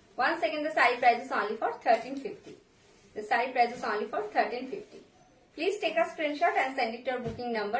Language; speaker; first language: English; non-native, local second language; Bangla